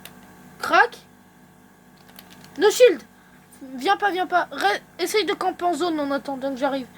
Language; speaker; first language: French; native; French